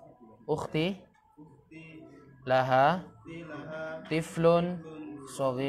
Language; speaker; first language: Arabic; non-native, fluent; Indonesian